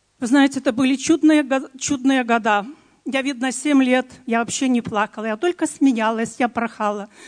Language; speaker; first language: Russian; native; Russian